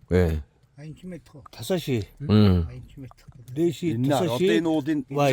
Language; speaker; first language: Korean; non-native, learner; Mongolian